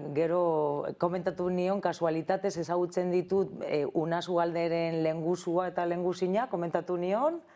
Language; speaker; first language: Basque; non-native, local second language; Spanish